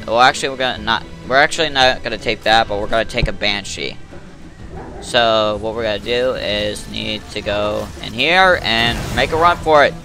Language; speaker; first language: English; native; English